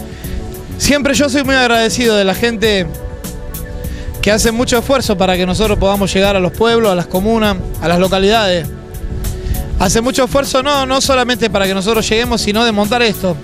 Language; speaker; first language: Spanish; native; Spanish